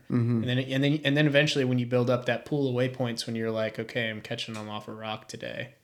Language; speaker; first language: English; native; English